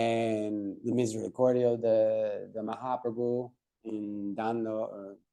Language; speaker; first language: Italian; non-native, fluent; English